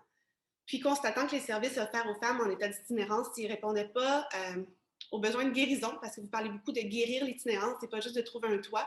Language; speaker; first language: French; native; French